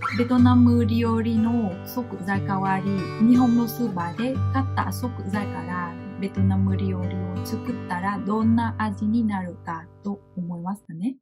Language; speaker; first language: Japanese; non-native, fluent; Vietnamese